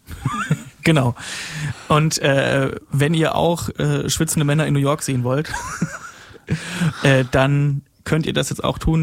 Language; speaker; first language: German; native; German